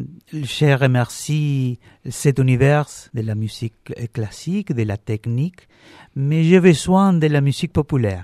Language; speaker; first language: French; non-native, learner; Spanish